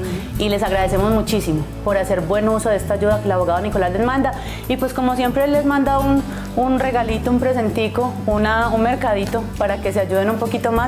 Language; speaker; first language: Spanish; native; Spanish